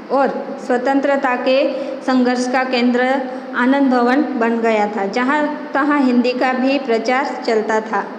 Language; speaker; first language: Hindi; non-native, local second language; Gujarati